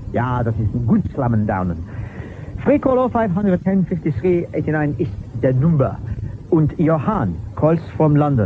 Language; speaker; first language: German; non-native, learner; English